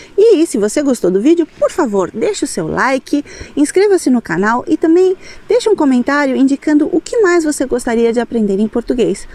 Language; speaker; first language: Portuguese; native; Portuguese